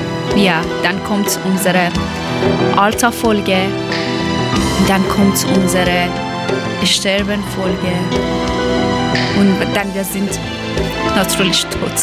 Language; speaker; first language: German; non-native, learner; Persian